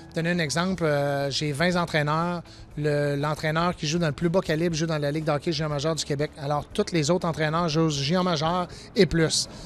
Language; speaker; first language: French; native; French